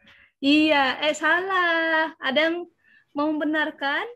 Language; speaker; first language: Indonesian; native; Indonesian